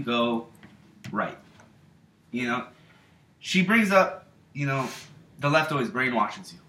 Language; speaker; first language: English; native; English